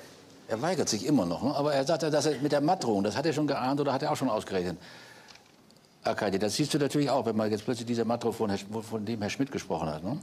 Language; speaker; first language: German; native; German